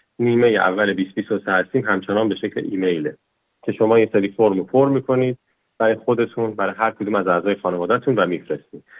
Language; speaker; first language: Persian; native; Persian